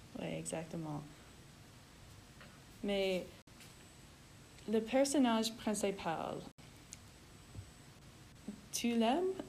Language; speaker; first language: French; non-native, learner; English